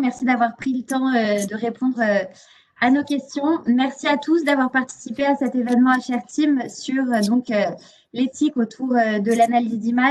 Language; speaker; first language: French; native; French